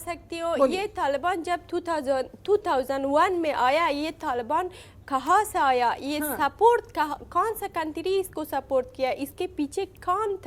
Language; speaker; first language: Hindi; non-native, learner; Persian